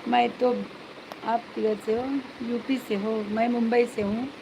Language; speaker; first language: Hindi; non-native, local second language; Marathi